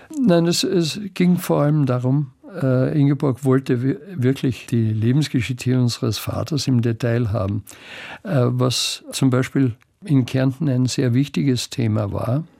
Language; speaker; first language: German; native; German